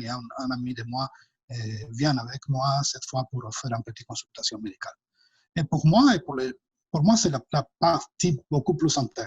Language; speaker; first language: French; non-native, fluent; Spanish